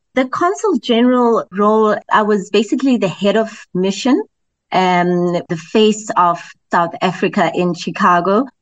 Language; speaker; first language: English; non-native, local second language; Zulu